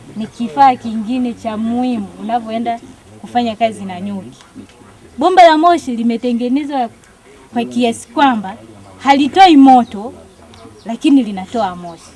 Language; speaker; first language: Swahili; native; Swahili